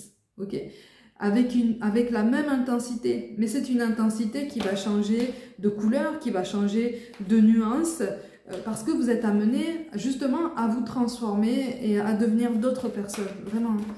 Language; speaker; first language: French; native; French